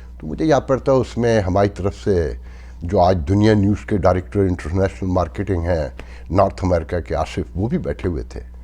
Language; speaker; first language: Urdu; native; Urdu